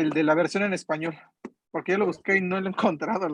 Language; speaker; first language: Spanish; native; Spanish